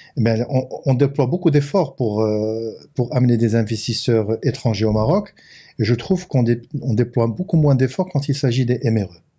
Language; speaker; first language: French; non-native, local second language; Arabic